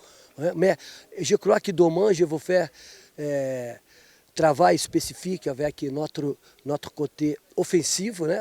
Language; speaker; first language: French; non-native, fluent; Portuguese